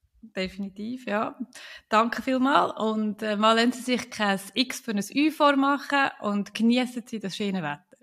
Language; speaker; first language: German; native; German